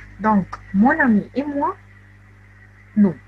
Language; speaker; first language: French; non-native, fluent; Arabic